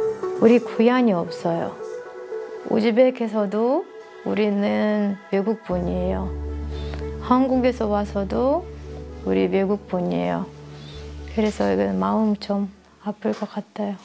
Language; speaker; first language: Korean; non-native, learner; Russian